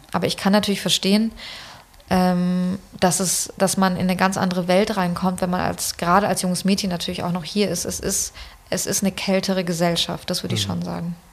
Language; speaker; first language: German; early bilingual, other home language; Persian